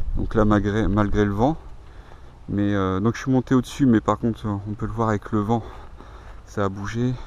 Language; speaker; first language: French; native; French